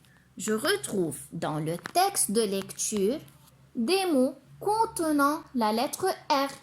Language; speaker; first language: French; non-native, local second language; Arabic